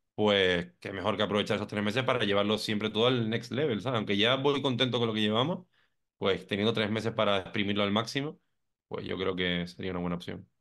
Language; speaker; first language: Spanish; native; Spanish